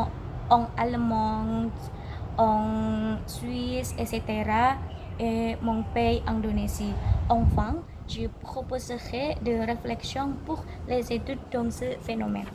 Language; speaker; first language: French; non-native, learner; Indonesian